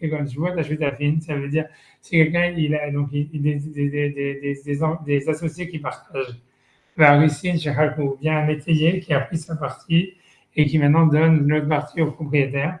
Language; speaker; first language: French; native; French